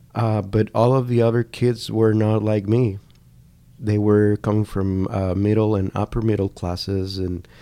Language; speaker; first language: English; non-native, fluent; Spanish